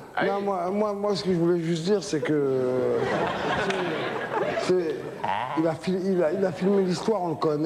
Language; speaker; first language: French; native; French